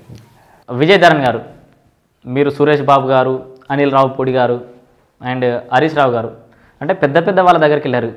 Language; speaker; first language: Telugu; native; Telugu